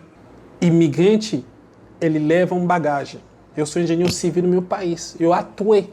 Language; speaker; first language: Portuguese; non-native, learner; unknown